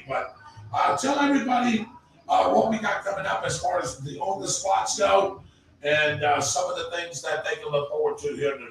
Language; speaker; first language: English; native; English